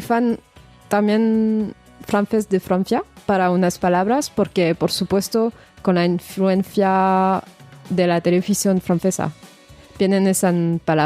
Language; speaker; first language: Spanish; non-native, fluent; French